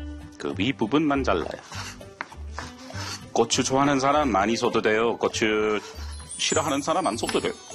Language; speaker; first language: Korean; non-native, learner; English